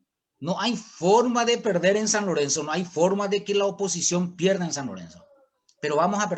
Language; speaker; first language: Spanish; native; Spanish